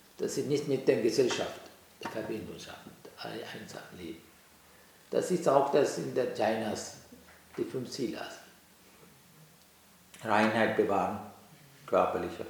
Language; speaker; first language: German; non-native, learner; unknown